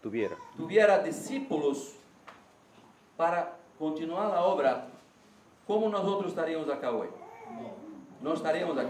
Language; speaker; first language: Spanish; non-native, learner; Portuguese